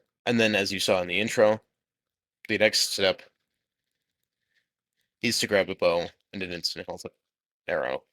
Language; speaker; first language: English; native; English